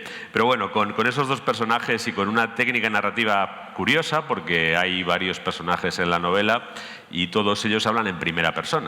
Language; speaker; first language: Spanish; native; Spanish